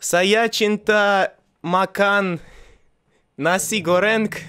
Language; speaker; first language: Indonesian; non-native, learner; Russian